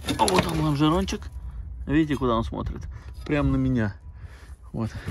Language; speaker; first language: Russian; native; Russian